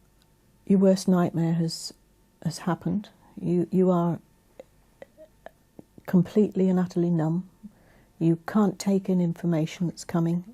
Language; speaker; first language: English; native; English